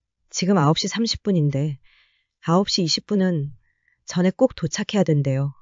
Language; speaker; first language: Korean; non-native, learner; Vietnamese